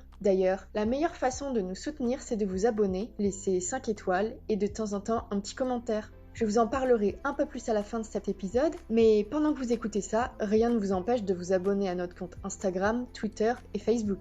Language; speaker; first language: French; native; French